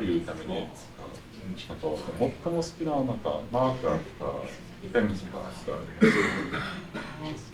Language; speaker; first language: Japanese; non-native, fluent; English